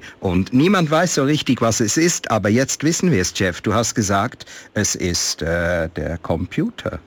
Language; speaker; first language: German; native; German